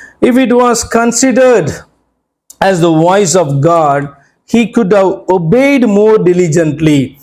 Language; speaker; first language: English; non-native, local second language; Tamil